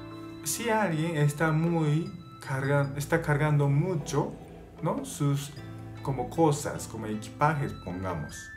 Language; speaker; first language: Spanish; non-native, fluent; Japanese